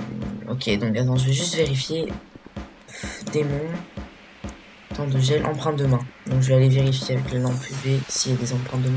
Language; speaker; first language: French; native; French